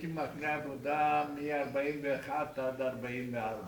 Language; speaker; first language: Hebrew; non-native, fluent; Romanian